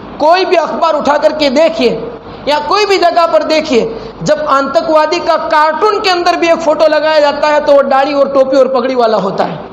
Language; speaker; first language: Urdu; non-native, local second language; Gujarati